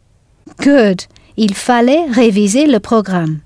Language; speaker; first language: French; non-native, fluent; English